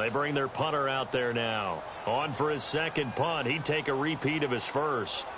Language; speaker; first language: English; native; English